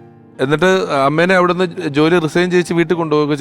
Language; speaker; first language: Malayalam; native; Malayalam